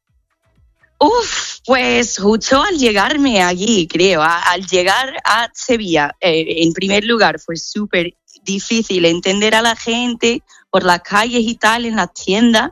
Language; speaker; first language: Spanish; non-native, fluent; English